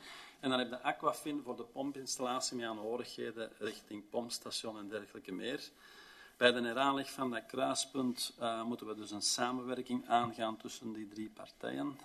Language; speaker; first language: Dutch; native; Dutch